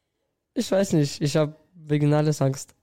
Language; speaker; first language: German; non-native, learner; Russian